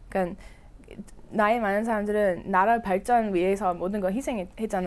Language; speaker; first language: Korean; non-native, fluent; English